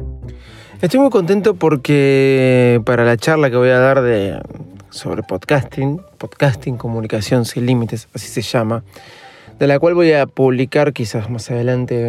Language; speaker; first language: Spanish; native; Spanish